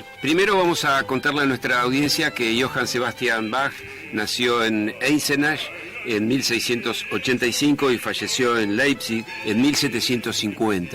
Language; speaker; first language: Spanish; native; Spanish